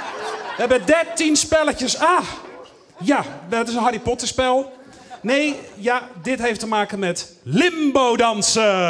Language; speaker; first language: Dutch; native; Dutch